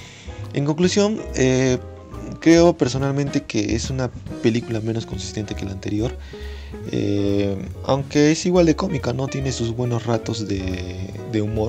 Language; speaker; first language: Spanish; native; Spanish